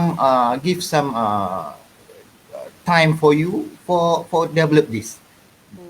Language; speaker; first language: English; non-native, local second language; Malay